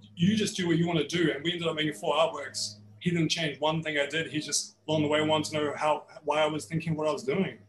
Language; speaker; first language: English; native; English